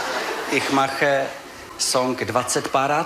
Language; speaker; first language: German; non-native, learner; Czech